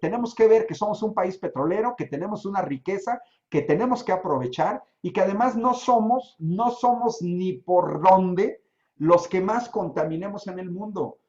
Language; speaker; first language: Spanish; native; Spanish